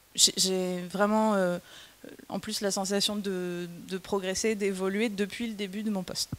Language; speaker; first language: French; native; French